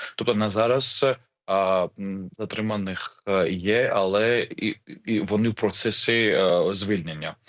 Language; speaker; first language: Ukrainian; non-native, fluent; Georgian